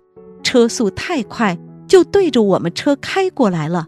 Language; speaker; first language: Chinese; native; Chinese